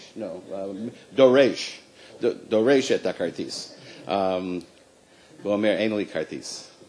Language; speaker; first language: Hebrew; non-native, fluent; English